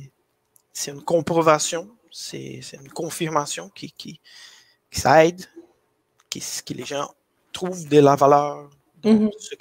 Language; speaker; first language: French; non-native, fluent; Portuguese